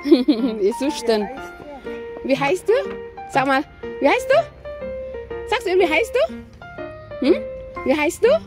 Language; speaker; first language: German; non-native, learner; Thai